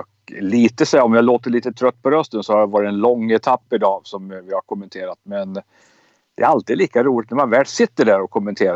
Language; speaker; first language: Swedish; native; Swedish